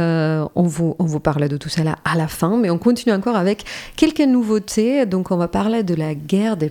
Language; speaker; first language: French; native; French